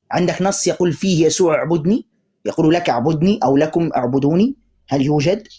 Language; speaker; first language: Arabic; native; Arabic